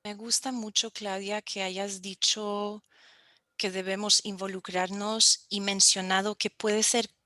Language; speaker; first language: Spanish; non-native, fluent; French